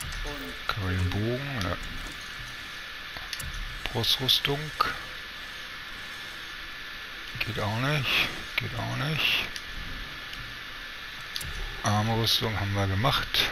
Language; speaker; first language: German; native; German